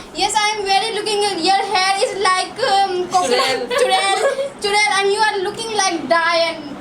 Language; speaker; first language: English; non-native, learner; Hindi